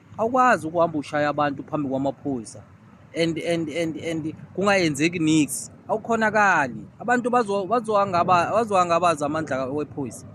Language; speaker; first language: Zulu; native; Zulu